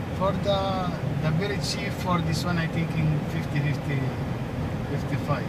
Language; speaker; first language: English; non-native, learner; Arabic